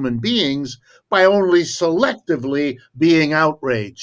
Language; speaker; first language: English; early bilingual, other home language; German